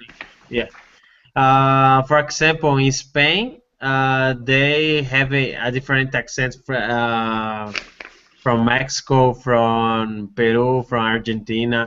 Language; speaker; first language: English; non-native, learner; Portuguese